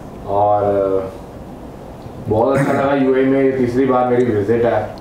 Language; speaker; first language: Hindi; native; Hindi